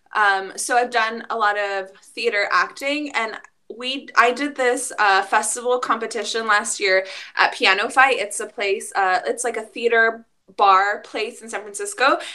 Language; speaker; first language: English; early bilingual, other home language; Spanish